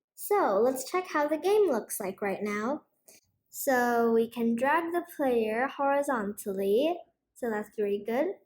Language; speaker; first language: English; non-native, fluent; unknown